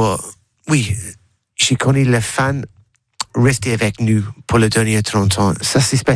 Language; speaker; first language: French; non-native, learner; English